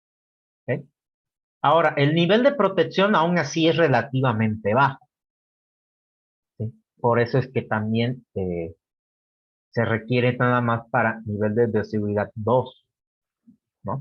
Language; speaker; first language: Spanish; native; Spanish